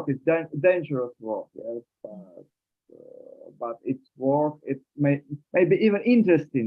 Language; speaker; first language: English; non-native, learner; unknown